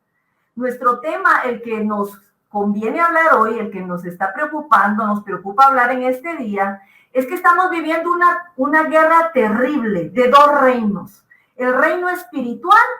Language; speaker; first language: Spanish; native; Spanish